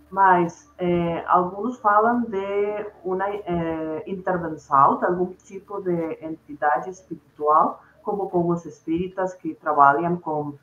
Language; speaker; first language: Portuguese; non-native, fluent; Spanish